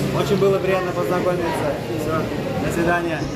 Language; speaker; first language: Russian; non-native, fluent; Bangla